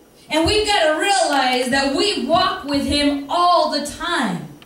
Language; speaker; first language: English; early bilingual, other home language; Spanish